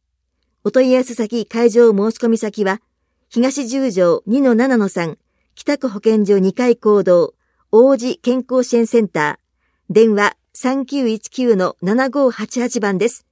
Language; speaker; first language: Japanese; native; Japanese